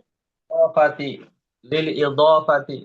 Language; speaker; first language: Arabic; non-native, fluent; Indonesian